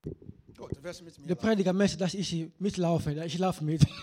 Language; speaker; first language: German; non-native, learner; Lingala